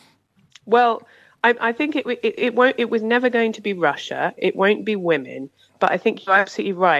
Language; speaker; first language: English; native; English